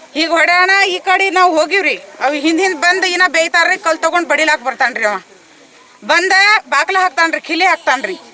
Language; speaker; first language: Kannada; non-native, local second language; Lambadi